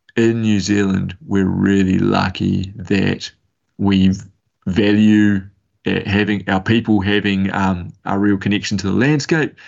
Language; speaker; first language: English; native; English